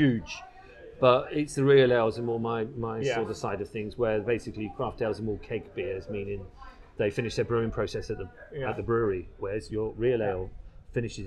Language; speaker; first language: English; native; English